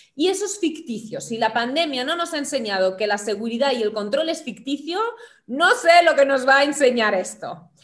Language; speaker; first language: Spanish; non-native, fluent; German